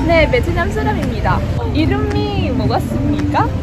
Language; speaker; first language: Korean; non-native, learner; Vietnamese